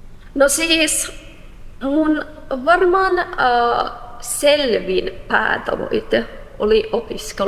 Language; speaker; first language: Finnish; non-native, fluent; Persian